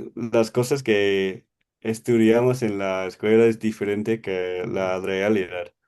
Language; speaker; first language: Spanish; non-native, learner; English